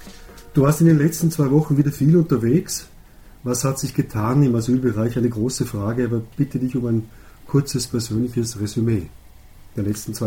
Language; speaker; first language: German; native; German